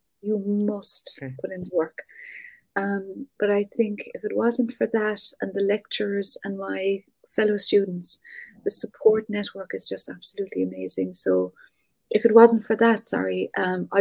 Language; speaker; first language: English; native; English